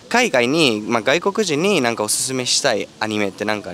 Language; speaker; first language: Japanese; early bilingual, heritage; Spanish